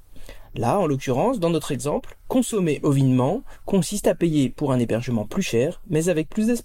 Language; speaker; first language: French; native; French